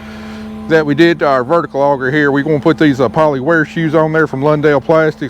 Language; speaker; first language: English; native; English